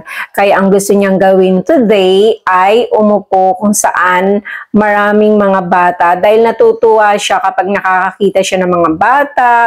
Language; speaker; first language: Filipino; native; Filipino